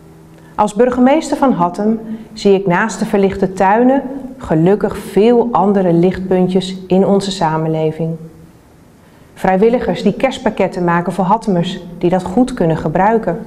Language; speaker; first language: Dutch; native; Dutch